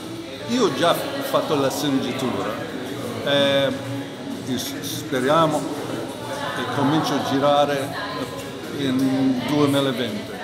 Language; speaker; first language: Italian; non-native, learner; English